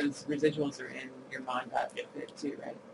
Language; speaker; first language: English; native; English